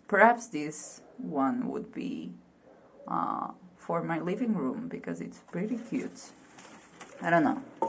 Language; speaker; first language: English; non-native, fluent; Portuguese